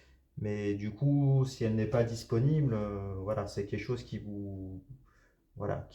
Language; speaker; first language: French; native; French